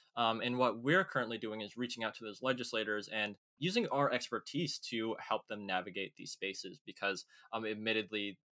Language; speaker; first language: English; native; English